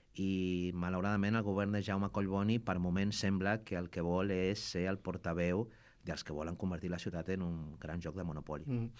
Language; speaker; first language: Catalan; non-native, fluent; Spanish